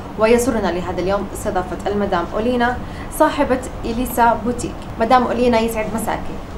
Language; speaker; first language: Arabic; native; Arabic